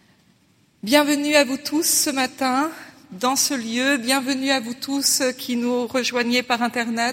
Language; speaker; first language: French; native; French